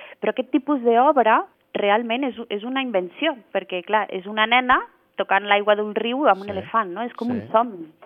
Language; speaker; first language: Catalan; native; Catalan